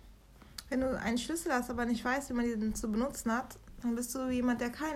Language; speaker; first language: German; native; German